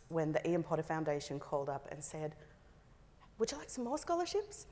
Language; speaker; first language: English; native; English